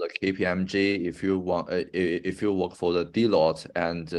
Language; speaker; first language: English; non-native, fluent; Chinese